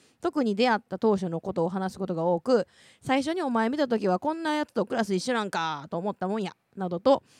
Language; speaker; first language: Japanese; native; Japanese